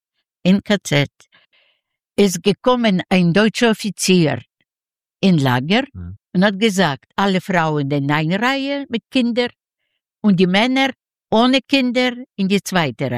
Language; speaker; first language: German; non-native, learner; Yiddish